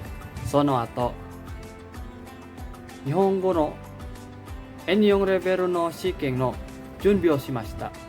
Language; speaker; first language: Japanese; non-native, learner; Indonesian